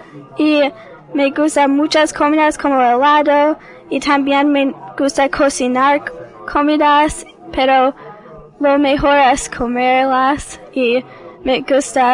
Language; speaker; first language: Spanish; non-native, learner; English